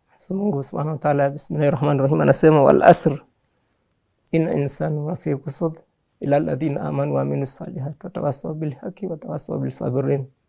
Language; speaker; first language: Swahili; native; Swahili